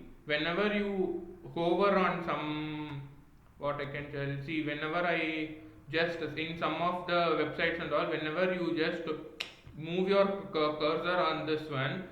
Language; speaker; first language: English; non-native, local second language; Kannada